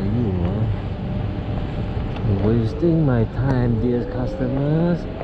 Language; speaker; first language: English; non-native, local second language; Chinese